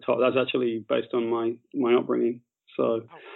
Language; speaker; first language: English; native; English